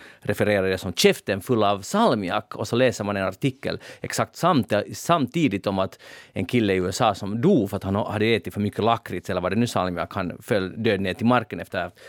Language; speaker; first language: Swedish; native; Swedish